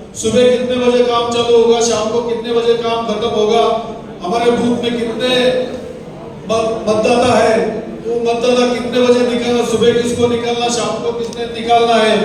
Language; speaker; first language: Hindi; non-native, local second language; Marathi